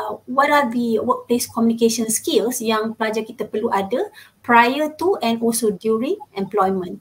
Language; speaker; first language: English; non-native, local second language; Malay